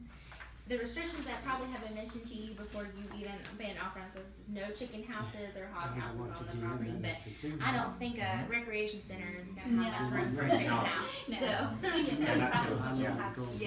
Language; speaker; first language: English; native; English